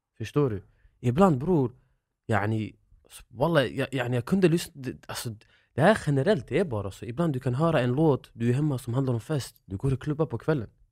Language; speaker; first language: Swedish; early bilingual, other home language; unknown